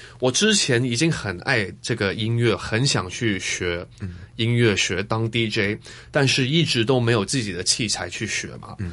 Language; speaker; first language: Chinese; non-native, fluent; Cantonese